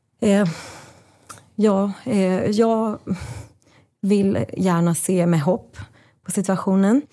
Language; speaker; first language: Swedish; non-native, fluent; Persian